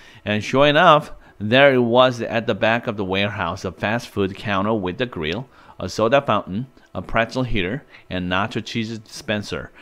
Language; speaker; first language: English; non-native, fluent; Korean